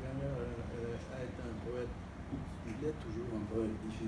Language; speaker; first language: French; non-native, local second language; Haitian Creole